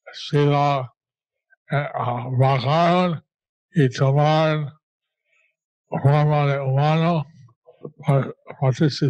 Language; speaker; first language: Spanish; non-native, learner; English